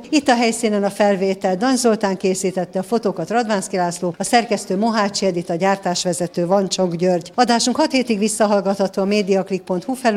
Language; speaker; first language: Hungarian; native; Hungarian